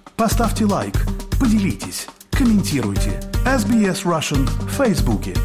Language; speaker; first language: Russian; native; Russian